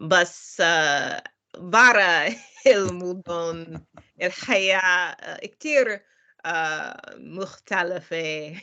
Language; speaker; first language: Arabic; non-native, learner; English